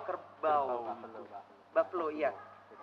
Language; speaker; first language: Indonesian; native; Indonesian